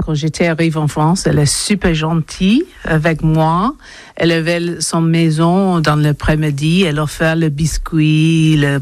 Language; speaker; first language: French; non-native, learner; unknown